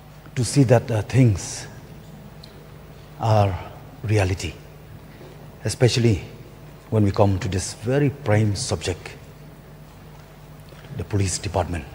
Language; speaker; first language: English; non-native, local second language; Khasi